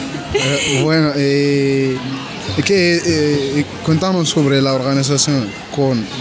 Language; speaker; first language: Spanish; non-native, learner; Arabic